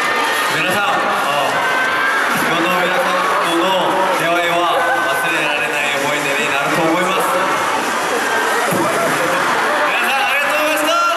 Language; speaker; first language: Japanese; non-native, fluent; Korean